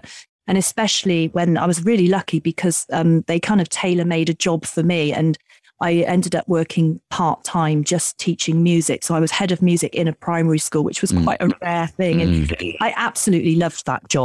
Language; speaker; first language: English; native; English